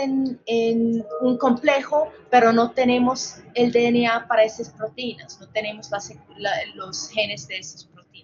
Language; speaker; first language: Spanish; non-native, fluent; English